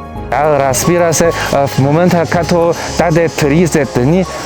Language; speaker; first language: Bulgarian; non-native, fluent; Chinese